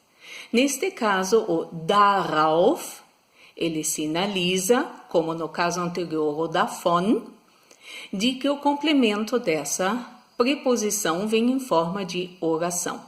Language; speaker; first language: Portuguese; non-native, fluent; German